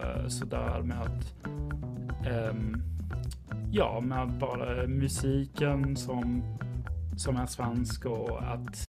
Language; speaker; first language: Swedish; non-native, fluent; English